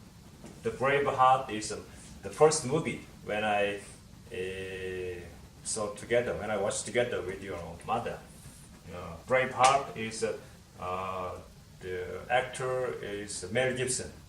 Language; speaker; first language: English; non-native, learner; Korean